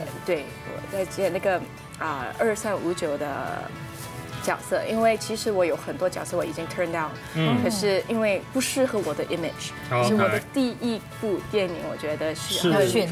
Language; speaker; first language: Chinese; non-native, local second language; English